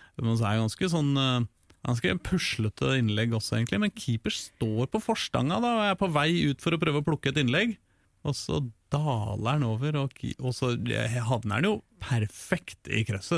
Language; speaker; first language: Norwegian; native; Norwegian